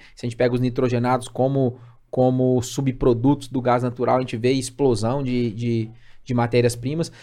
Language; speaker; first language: Portuguese; native; Portuguese